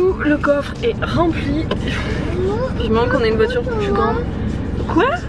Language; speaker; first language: French; native; French